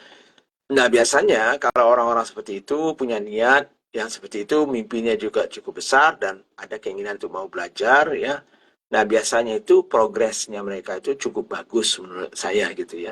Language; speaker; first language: Indonesian; native; Indonesian